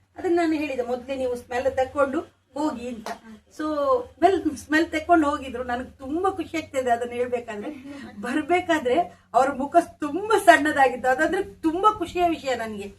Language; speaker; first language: Kannada; non-native, local second language; Tulu